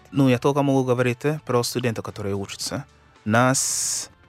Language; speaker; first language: Russian; non-native, fluent; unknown